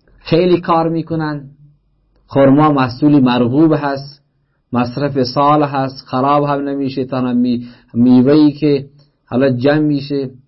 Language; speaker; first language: Persian; native; Persian